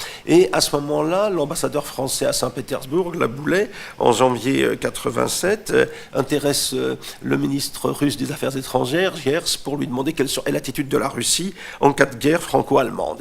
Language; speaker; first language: French; native; French